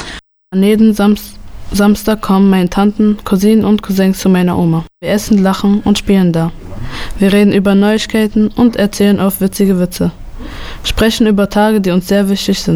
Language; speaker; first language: German; early bilingual, other home language; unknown